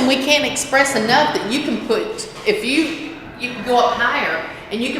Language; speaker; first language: English; native; English